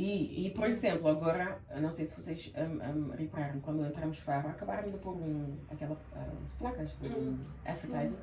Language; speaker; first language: Portuguese; early bilingual, heritage; Portuguese